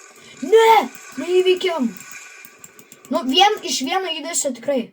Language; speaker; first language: Lithuanian; native; Lithuanian